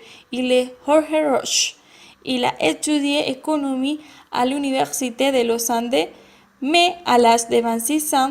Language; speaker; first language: French; non-native, learner; Spanish